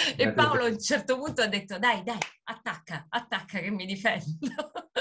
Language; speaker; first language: Italian; native; Italian